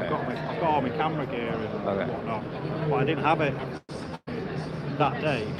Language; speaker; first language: English; native; English